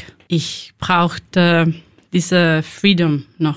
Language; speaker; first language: German; non-native, learner; Spanish